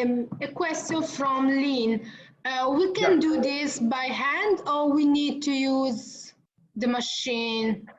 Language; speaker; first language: English; non-native, fluent; Italian